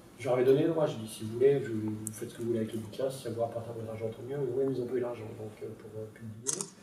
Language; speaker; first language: French; non-native, local second language; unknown